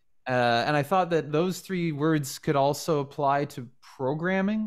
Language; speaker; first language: English; native; English